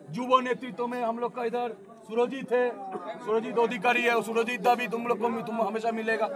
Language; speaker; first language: Hindi; non-native, local second language; Bangla